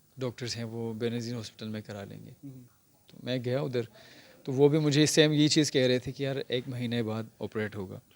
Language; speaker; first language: Urdu; non-native, local second language; Pashto